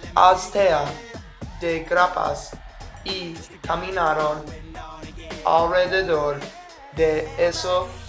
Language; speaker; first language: Spanish; non-native, learner; English